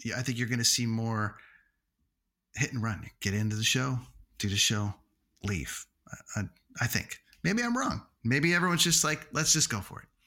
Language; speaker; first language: English; native; English